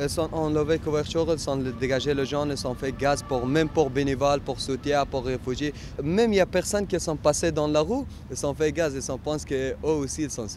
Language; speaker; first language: French; non-native, learner; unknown